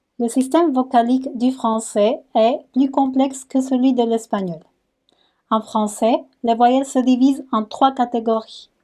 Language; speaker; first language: French; non-native, fluent; Spanish